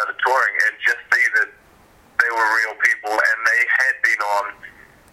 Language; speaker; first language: English; native; English